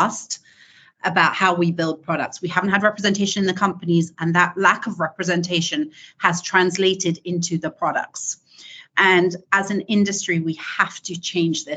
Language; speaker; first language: English; native; English